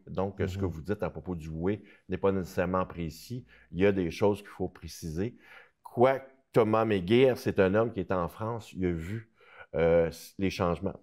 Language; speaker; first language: French; native; French